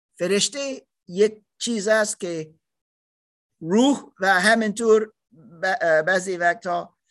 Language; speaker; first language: Persian; non-native, learner; German